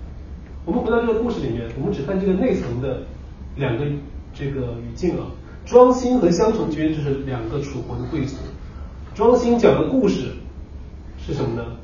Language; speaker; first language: Chinese; native; Chinese